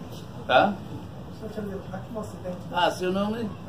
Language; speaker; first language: Portuguese; non-native, fluent; English